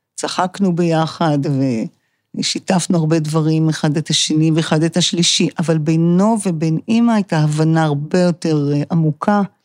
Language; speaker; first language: Hebrew; native; Hebrew